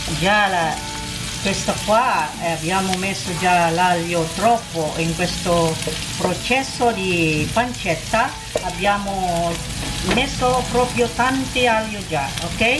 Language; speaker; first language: Italian; non-native, local second language; Filipino